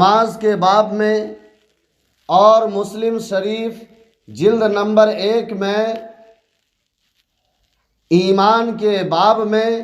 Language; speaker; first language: Urdu; native; Urdu